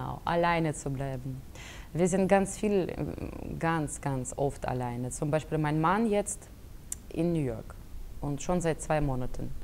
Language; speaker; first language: German; non-native, fluent; Russian